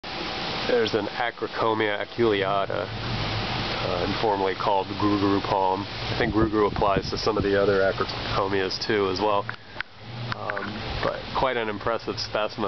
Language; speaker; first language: English; native; English